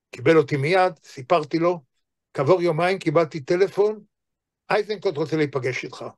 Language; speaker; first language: Hebrew; native; Hebrew